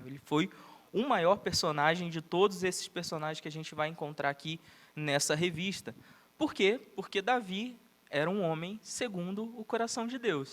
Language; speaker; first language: Portuguese; native; Portuguese